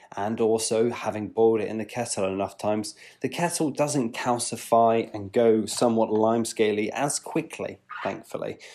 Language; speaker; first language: English; native; English